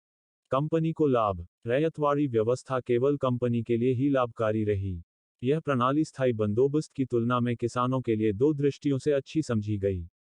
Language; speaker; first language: Hindi; native; Hindi